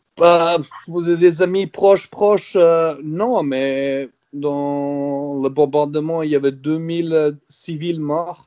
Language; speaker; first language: French; non-native, fluent; Serbian